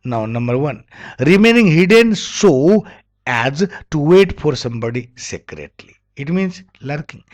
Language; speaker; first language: English; non-native, local second language; Nepali